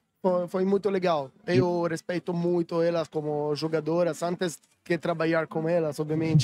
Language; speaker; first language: Portuguese; non-native, learner; Italian